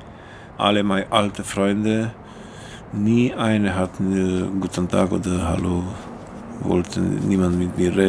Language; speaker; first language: German; non-native, fluent; Romanian